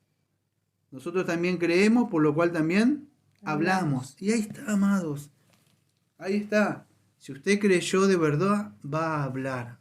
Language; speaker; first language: Spanish; native; Spanish